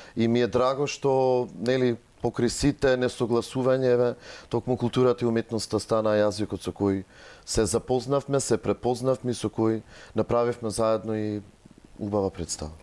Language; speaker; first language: Macedonian; native; Macedonian